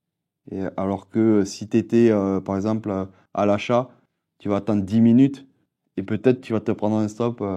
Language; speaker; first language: French; native; French